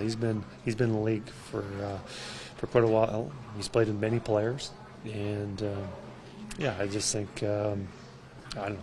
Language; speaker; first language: English; native; English